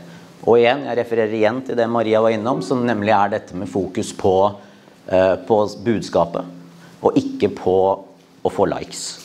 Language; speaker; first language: Norwegian; native; Norwegian